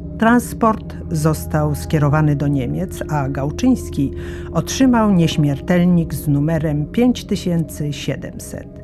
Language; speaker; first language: Polish; native; Polish